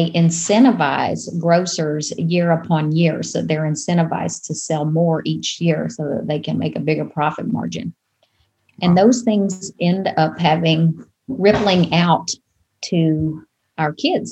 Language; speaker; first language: English; native; English